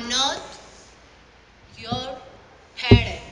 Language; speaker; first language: English; non-native, local second language; Greek